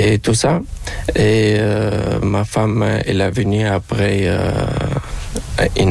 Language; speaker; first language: French; non-native, local second language; Arabic